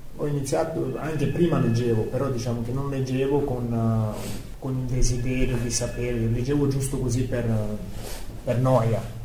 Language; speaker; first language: Italian; non-native, fluent; Croatian